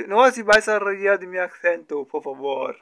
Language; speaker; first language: Spanish; non-native, learner; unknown